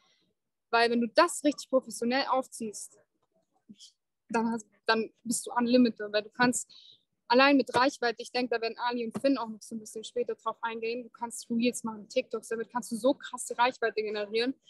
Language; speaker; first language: German; native; German